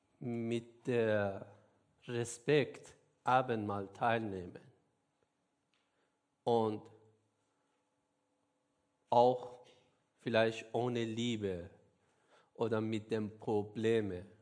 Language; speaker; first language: German; non-native, learner; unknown